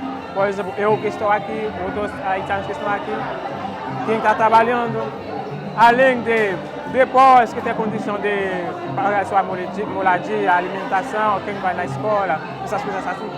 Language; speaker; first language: Portuguese; non-native, fluent; Haitian Creole